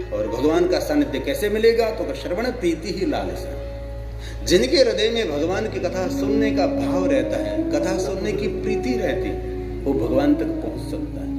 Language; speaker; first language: Hindi; non-native, local second language; Gujarati